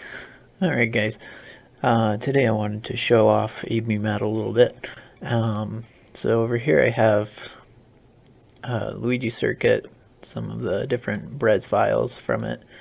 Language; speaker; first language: English; native; English